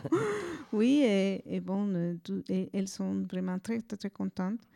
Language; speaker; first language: French; non-native, fluent; Spanish